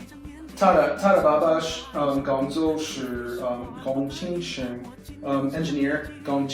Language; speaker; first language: Chinese; non-native, learner; English